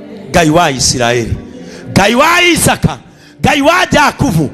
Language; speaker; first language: Swahili; non-native, local second language; Kikuyu